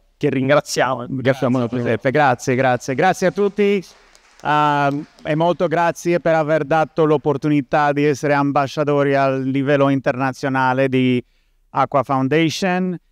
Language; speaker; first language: Italian; non-native, learner; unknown